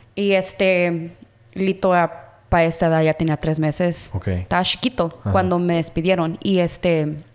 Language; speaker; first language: Spanish; early bilingual, heritage; Spanish